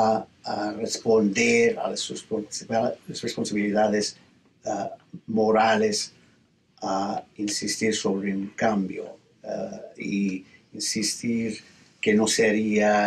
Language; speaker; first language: Spanish; non-native, fluent; English